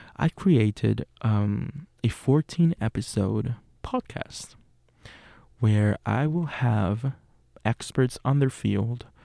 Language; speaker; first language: English; non-native, fluent; Spanish